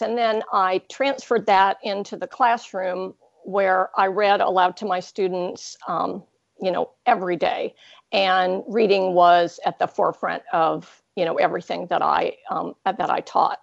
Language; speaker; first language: English; native; English